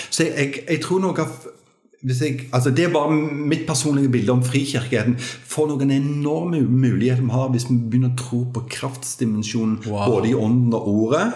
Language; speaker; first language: Norwegian; native; Norwegian